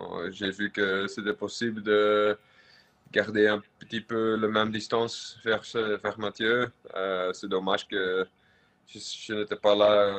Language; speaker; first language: French; non-native, local second language; Dutch